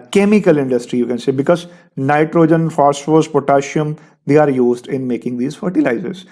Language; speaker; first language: English; non-native, local second language; Punjabi